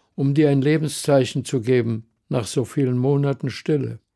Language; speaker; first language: German; native; German